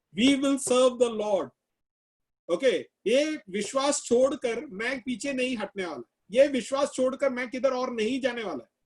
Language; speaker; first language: Hindi; non-native, local second language; Malayalam